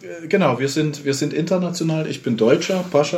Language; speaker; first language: German; native; German